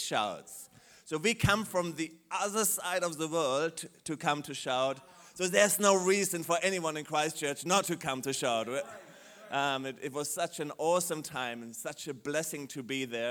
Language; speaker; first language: English; non-native, fluent; German